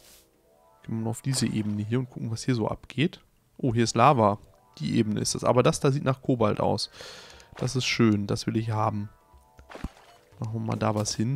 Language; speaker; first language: German; native; German